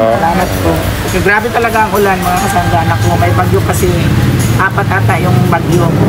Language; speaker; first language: Filipino; native; Filipino